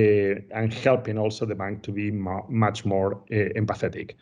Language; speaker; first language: English; non-native, fluent; Spanish